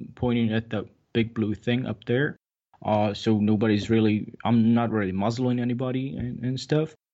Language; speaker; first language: English; non-native, fluent; Czech